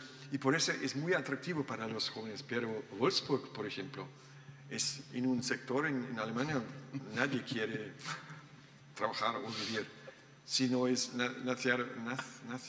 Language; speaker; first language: Spanish; non-native, learner; German